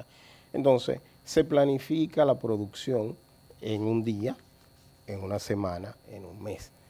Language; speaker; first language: Spanish; native; Spanish